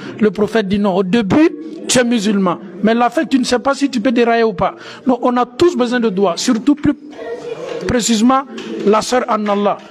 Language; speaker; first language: French; non-native, local second language; Bambara